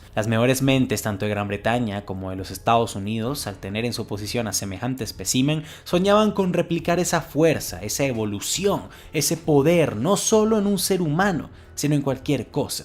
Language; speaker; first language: Spanish; native; Spanish